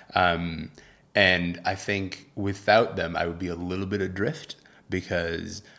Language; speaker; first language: English; early bilingual, other home language; Arabic